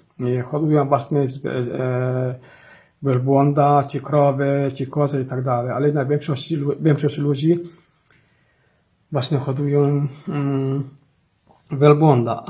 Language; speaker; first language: Polish; non-native, fluent; Somali